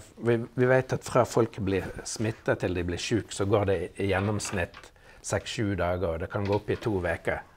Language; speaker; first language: Norwegian; native; Norwegian